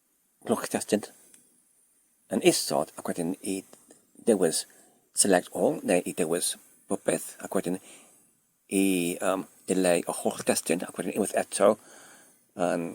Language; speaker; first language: Welsh; non-native, learner; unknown